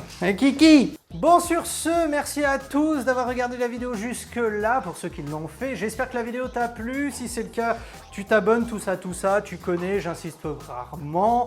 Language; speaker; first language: French; native; French